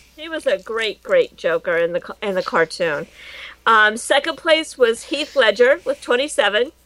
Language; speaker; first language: English; native; English